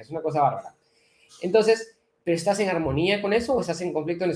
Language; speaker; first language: Spanish; native; Spanish